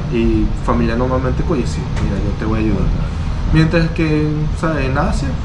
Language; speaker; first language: Spanish; native; Spanish